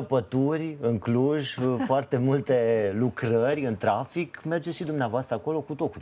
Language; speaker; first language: Romanian; native; Romanian